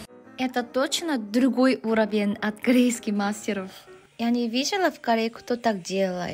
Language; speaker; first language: Russian; non-native, fluent; Korean